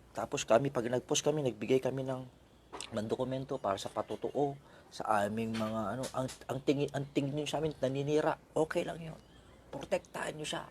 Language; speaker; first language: Filipino; non-native, local second language; Iloko